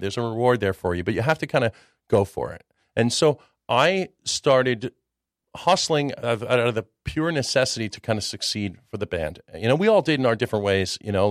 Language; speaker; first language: English; early bilingual, other home language; Czech